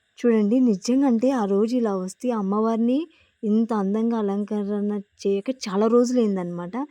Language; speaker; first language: Telugu; native; Telugu